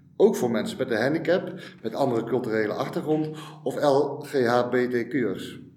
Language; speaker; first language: Dutch; native; Dutch